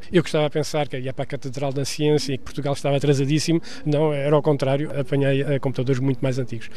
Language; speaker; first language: Portuguese; native; Portuguese